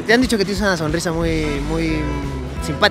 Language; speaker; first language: Spanish; native; Spanish